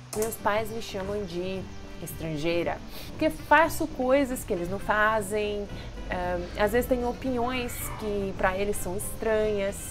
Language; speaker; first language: Portuguese; non-native, fluent; Russian